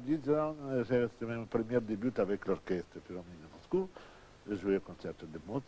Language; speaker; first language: French; non-native, learner; Russian